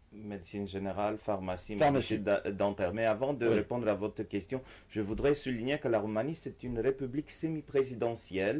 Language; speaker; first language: French; non-native, fluent; Romanian